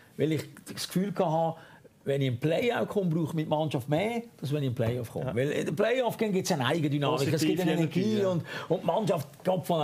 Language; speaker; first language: German; native; German